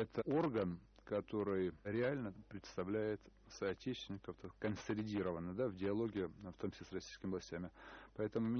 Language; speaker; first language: Russian; native; Russian